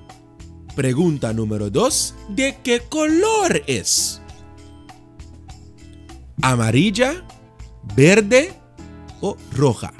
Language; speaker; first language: Spanish; non-native, fluent; Dutch